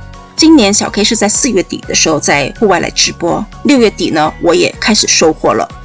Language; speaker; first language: Chinese; native; Chinese